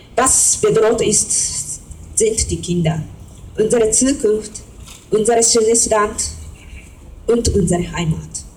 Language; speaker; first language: German; non-native, fluent; Japanese